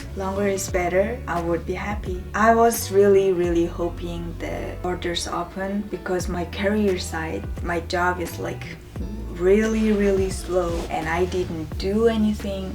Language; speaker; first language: English; non-native, fluent; Mongolian